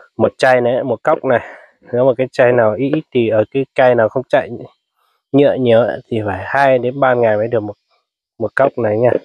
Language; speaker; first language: Vietnamese; non-native, local second language; Hmong